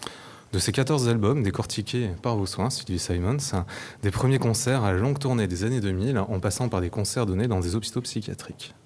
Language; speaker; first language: French; native; French